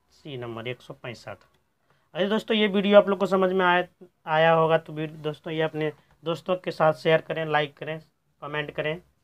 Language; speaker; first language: Hindi; native; Hindi